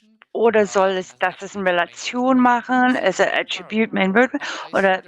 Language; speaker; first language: German; non-native, learner; English